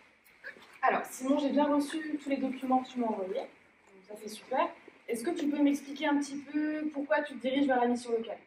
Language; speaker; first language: French; native; French